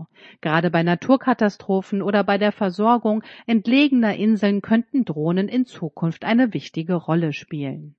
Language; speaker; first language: German; native; German